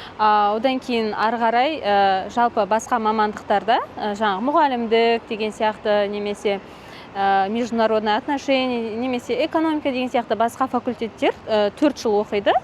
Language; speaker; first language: Kazakh; native; Kazakh